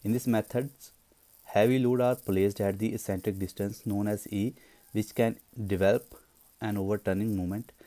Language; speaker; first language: English; non-native, local second language; Punjabi